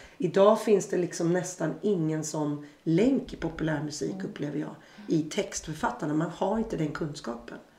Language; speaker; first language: Swedish; native; Swedish